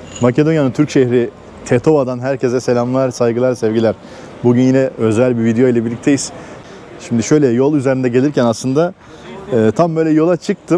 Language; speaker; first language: Turkish; native; Turkish